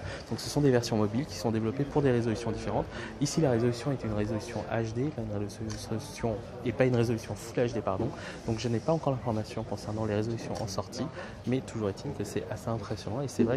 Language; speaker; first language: French; native; French